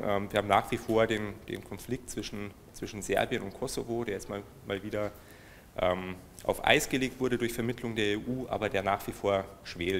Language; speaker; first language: German; native; German